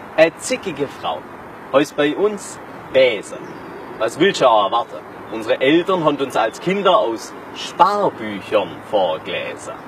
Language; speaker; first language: German; native; German